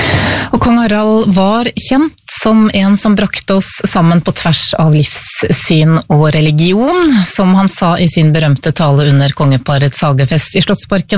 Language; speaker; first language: Norwegian; native; Norwegian